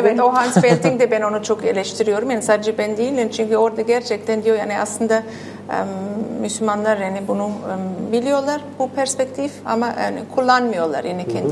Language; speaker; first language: Turkish; non-native, fluent; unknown